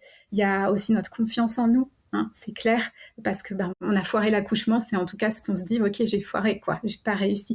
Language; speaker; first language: French; native; French